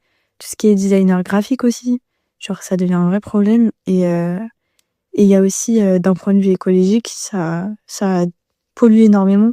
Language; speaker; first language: French; native; French